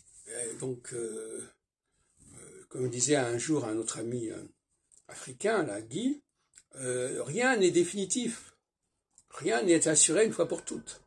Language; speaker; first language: French; native; French